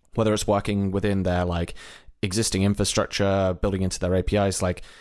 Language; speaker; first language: English; native; English